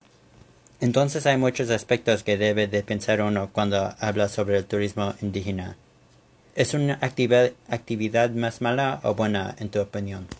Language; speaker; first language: Spanish; non-native, fluent; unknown